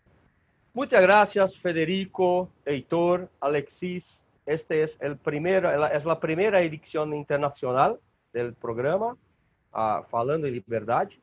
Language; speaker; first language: Spanish; non-native, learner; Portuguese